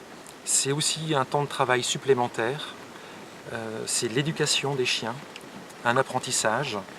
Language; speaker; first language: French; native; French